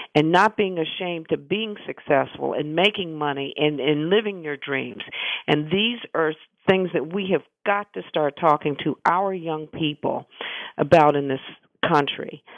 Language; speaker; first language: English; native; English